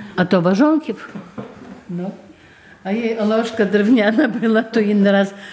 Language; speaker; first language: Polish; non-native, local second language; Belarusian